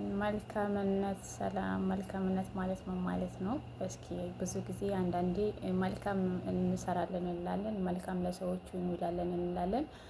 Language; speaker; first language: Amharic; non-native, local second language; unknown